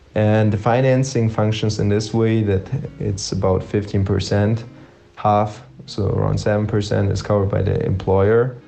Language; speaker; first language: English; non-native, fluent; German